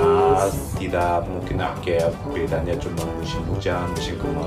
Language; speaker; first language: Indonesian; non-native, fluent; Korean